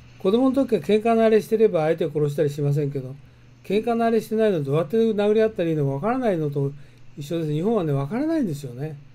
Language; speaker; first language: Japanese; native; Japanese